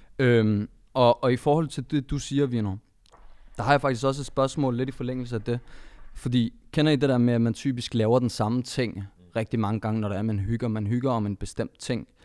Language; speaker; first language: Danish; early bilingual, other home language; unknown